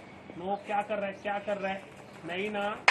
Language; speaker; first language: Hindi; native; Hindi